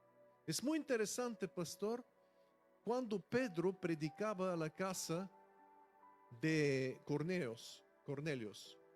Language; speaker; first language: Spanish; non-native, fluent; Bulgarian